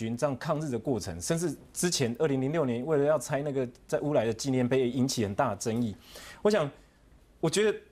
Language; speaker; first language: Chinese; native; Chinese